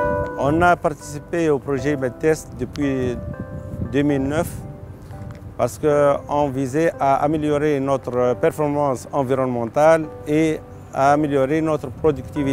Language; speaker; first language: French; non-native, local second language; Arabic